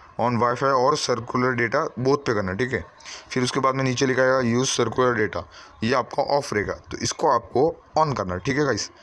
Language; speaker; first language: Hindi; native; Hindi